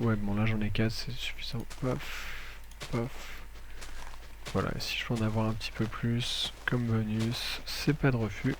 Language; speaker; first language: French; native; French